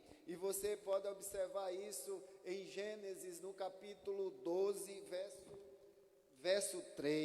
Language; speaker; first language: Portuguese; native; Portuguese